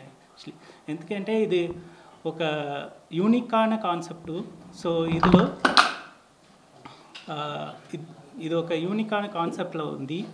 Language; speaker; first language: Telugu; non-native, learner; Tamil